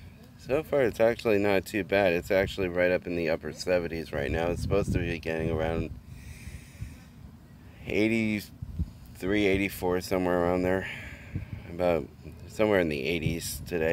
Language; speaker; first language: English; native; English